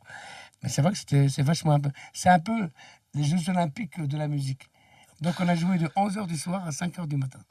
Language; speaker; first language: French; early bilingual, other home language; Arabic